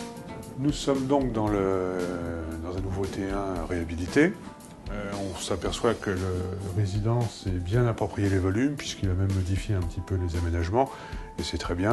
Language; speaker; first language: French; native; French